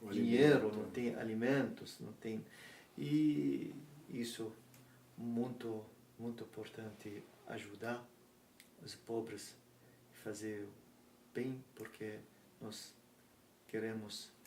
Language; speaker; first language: Portuguese; non-native, learner; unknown